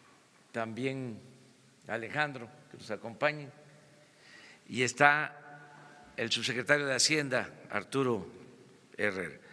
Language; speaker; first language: Spanish; native; Spanish